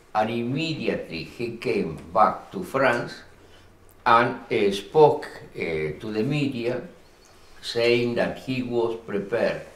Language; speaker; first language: English; non-native, fluent; Spanish